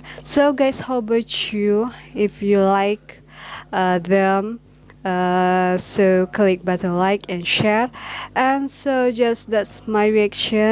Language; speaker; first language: English; non-native, learner; Indonesian